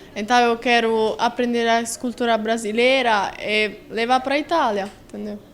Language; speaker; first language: Portuguese; non-native, learner; Italian